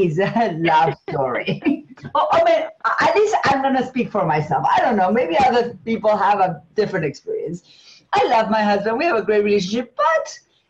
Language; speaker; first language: English; non-native, fluent; Spanish